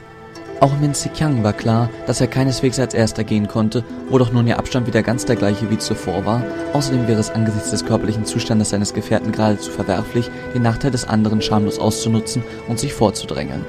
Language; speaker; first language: German; native; German